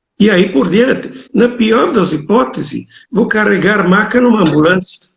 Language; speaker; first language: Portuguese; non-native, fluent; Italian